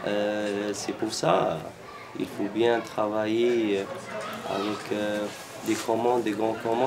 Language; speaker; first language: French; non-native, local second language; Arabic